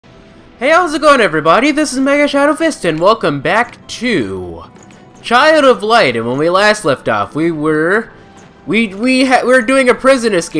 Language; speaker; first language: English; native; English